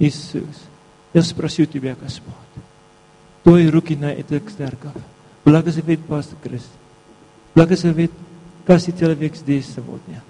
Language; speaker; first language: Russian; non-native, learner; English